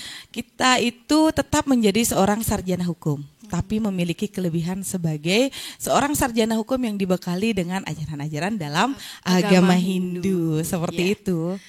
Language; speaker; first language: Indonesian; native; Indonesian